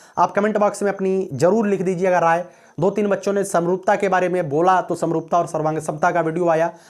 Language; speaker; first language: Hindi; native; Hindi